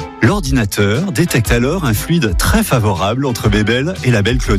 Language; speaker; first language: French; native; French